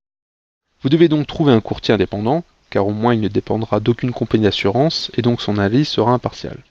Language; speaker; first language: French; native; French